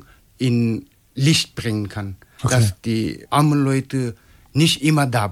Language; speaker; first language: German; non-native, learner; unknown